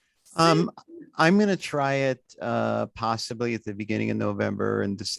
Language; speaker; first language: English; native; English